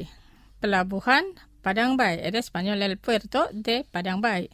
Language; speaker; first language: Spanish; non-native, fluent; Indonesian